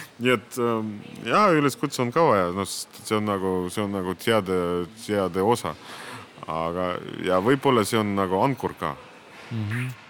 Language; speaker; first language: Estonian; non-native, local second language; Russian